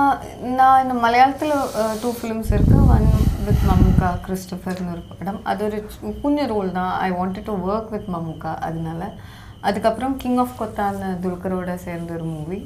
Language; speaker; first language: Tamil; non-native, local second language; Malayalam